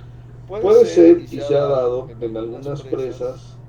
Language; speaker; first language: Spanish; native; Spanish